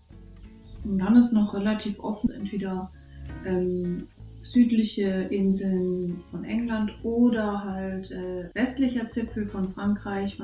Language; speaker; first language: German; native; German